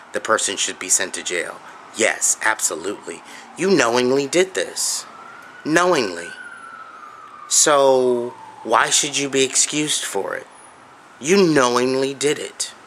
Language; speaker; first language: English; native; English